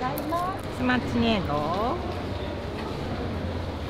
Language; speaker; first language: Polish; non-native, learner; Japanese